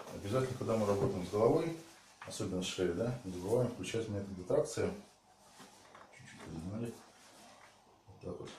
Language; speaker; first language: Russian; native; Russian